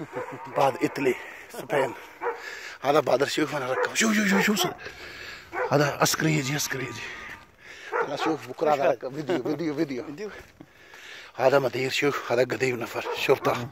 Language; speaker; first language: Arabic; non-native, learner; Urdu